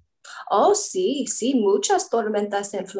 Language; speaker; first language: Spanish; non-native, learner; English